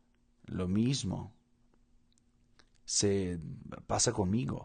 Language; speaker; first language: Spanish; non-native, fluent; Portuguese